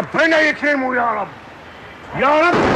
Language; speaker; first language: Arabic; native; Arabic